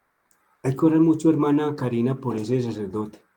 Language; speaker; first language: Spanish; native; Spanish